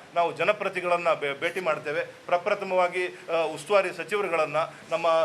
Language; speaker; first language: Kannada; non-native, local second language; Tulu